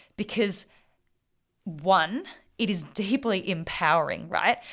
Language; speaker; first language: English; non-native, local second language; Vietnamese